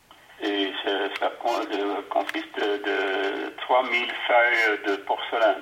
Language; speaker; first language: French; non-native, learner; Dutch